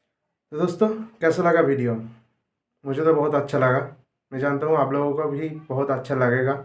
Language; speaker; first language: Hindi; non-native, local second language; Nepali